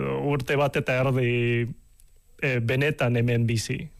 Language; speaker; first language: Basque; non-native, local second language; Spanish